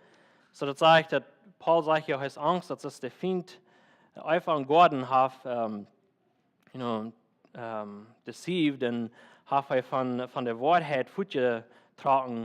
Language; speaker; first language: German; non-native, learner; Plautdietsch